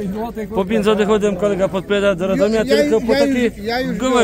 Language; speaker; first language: Polish; native; Polish